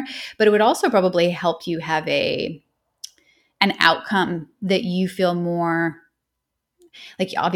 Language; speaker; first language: English; native; English